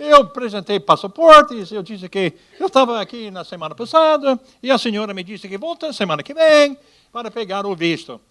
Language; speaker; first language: Portuguese; non-native, fluent; English